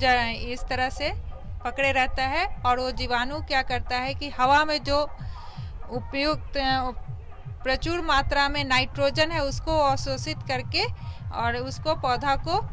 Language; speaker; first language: Hindi; native; Hindi